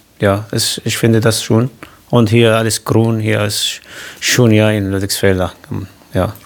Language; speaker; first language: German; non-native, learner; Kurdish